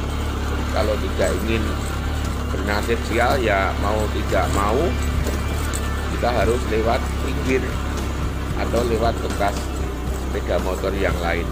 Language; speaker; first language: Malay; non-native, local second language; Javanese